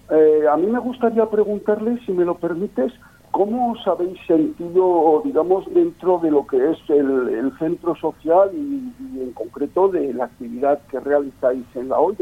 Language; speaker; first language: Spanish; native; Spanish